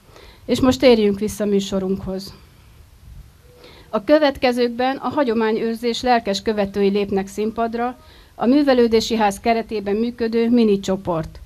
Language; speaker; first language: Hungarian; native; Hungarian